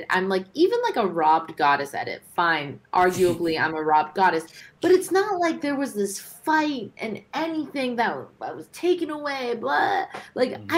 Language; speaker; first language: English; native; English